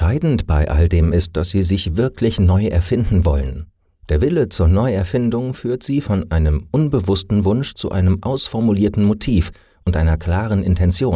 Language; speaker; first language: German; native; German